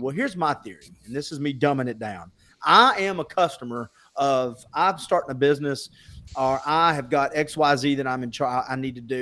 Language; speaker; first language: English; native; English